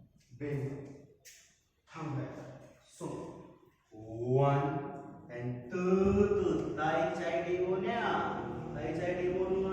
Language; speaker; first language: Vietnamese; non-native, learner; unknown